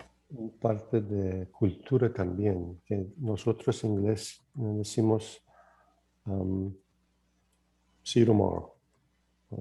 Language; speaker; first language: Spanish; non-native, learner; English